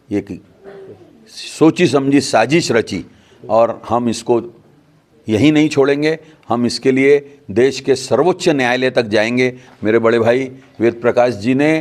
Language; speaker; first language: Hindi; non-native, local second language; Sindhi